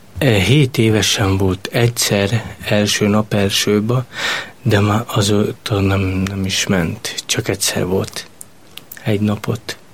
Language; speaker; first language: Hungarian; non-native, local second language; Romany